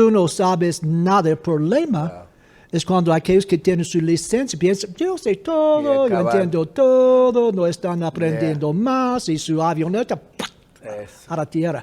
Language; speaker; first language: Spanish; non-native, fluent; English